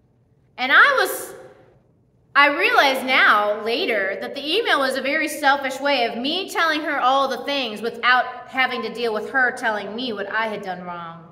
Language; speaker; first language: English; native; English